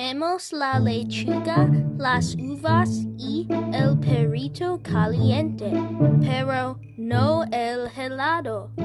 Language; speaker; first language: Spanish; non-native, learner; English